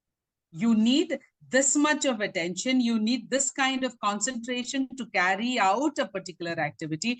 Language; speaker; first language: English; non-native, local second language; Tamil